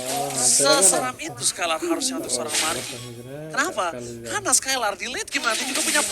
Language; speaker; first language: Indonesian; native; Indonesian